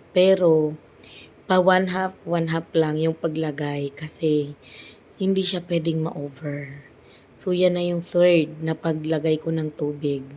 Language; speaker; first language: Filipino; native; Filipino